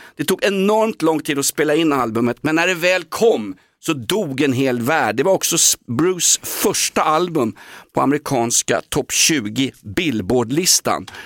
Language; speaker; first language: Swedish; native; Swedish